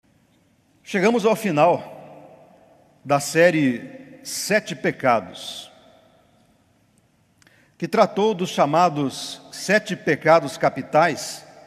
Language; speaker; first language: Portuguese; native; Portuguese